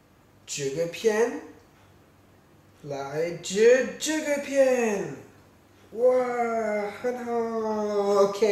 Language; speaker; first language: Chinese; non-native, learner; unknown